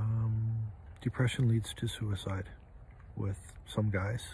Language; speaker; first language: English; native; English